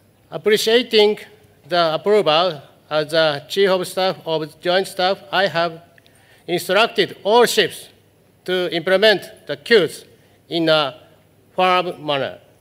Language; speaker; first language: English; non-native, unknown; Japanese